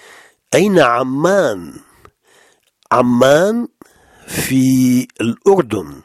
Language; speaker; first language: Arabic; non-native, fluent; French